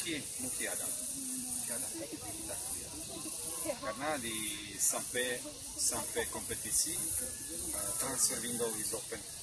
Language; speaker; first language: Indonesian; non-native, learner; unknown